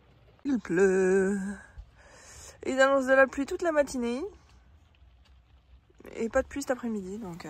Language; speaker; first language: French; native; French